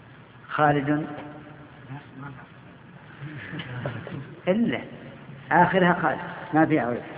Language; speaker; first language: Arabic; native; Arabic